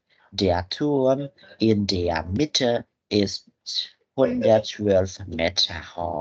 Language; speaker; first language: German; non-native, fluent; Indonesian